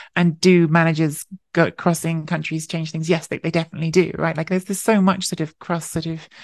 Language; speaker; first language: English; native; English